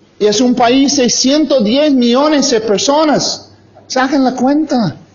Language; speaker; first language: Spanish; non-native, fluent; English